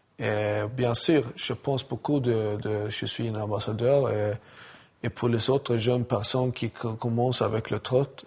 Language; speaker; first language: French; non-native, learner; Swedish